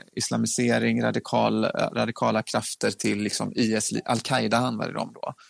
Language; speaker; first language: Swedish; native; Swedish